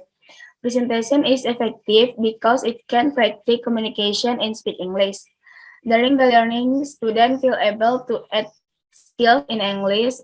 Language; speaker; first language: English; non-native, learner; Indonesian